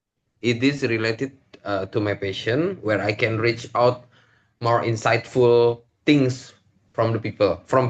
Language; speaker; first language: English; non-native, learner; Indonesian